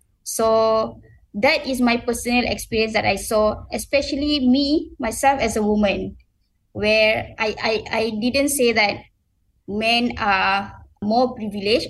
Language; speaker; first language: English; non-native, local second language; Malay